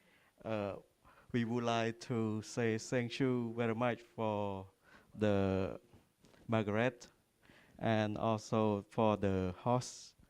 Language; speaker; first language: English; non-native, learner; Khmer